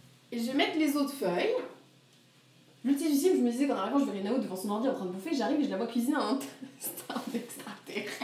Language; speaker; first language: French; native; French